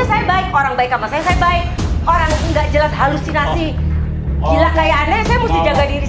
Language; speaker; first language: Indonesian; native; Indonesian